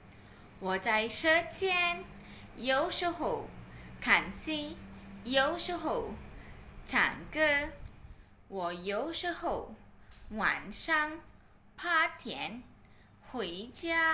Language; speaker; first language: Chinese; non-native, learner; Malay